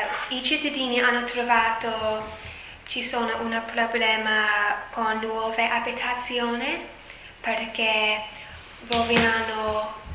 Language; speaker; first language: Italian; non-native, learner; English